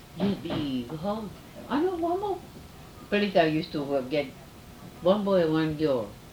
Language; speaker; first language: English; early bilingual, other home language; Japanese